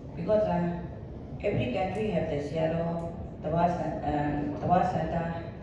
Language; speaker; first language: English; non-native, learner; Burmese